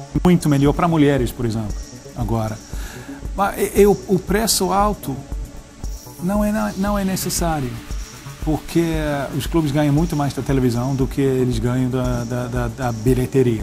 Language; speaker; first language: Portuguese; non-native, fluent; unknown